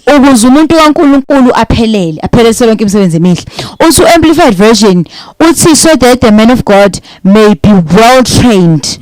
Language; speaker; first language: Zulu; native; Zulu